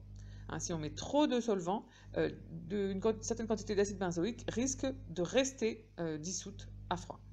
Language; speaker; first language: French; native; French